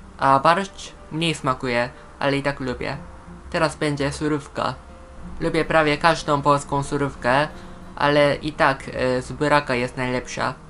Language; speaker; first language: Polish; non-native, fluent; Japanese